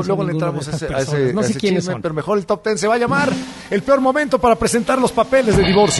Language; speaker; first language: Spanish; native; Spanish